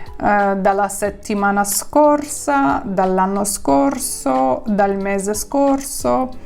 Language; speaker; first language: Italian; non-native, fluent; Ukrainian